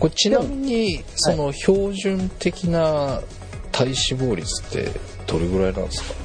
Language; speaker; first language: Japanese; native; Japanese